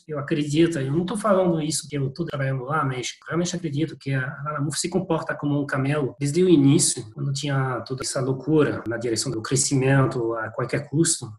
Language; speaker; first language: Portuguese; non-native, fluent; French